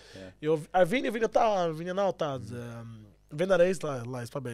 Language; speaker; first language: Latvian; non-native, learner; Portuguese